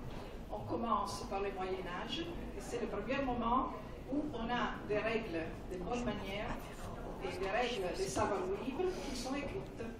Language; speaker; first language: French; non-native, fluent; Italian